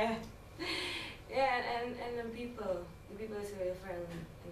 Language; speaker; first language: English; non-native, learner; Indonesian